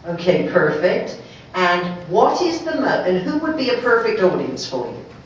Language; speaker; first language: English; native; English